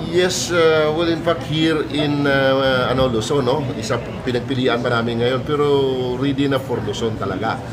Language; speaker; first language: Filipino; non-native, local second language; Cebuano